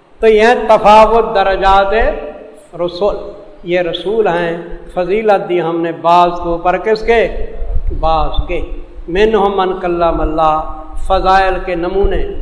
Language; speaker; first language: Urdu; non-native, local second language; Saraiki